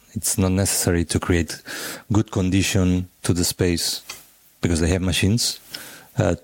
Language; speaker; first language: English; non-native, fluent; Catalan